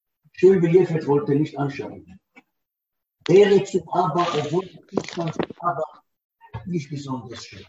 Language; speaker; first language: German; non-native, learner; Hebrew